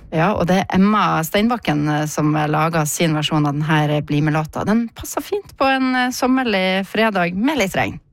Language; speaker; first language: Norwegian; native; Norwegian